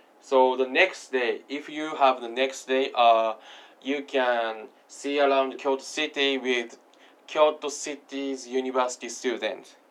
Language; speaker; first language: English; non-native, learner; Japanese